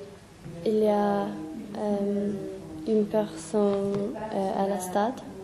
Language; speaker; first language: French; non-native, learner; English